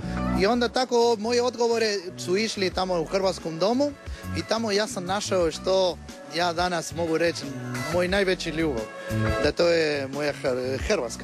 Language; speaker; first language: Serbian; non-native, fluent; Spanish